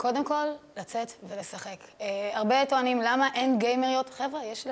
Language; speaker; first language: Hebrew; native; Hebrew